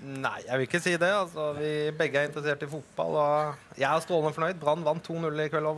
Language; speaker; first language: Norwegian; native; Norwegian